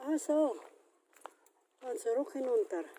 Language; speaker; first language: German; non-native, learner; Filipino